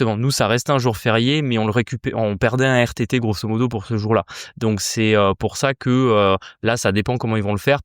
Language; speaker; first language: French; native; French